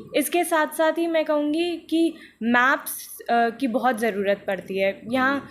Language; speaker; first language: Hindi; native; Hindi